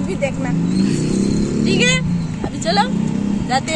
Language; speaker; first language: Hindi; non-native, local second language; Bangla